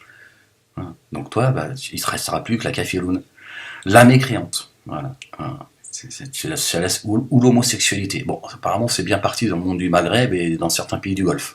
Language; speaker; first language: French; native; French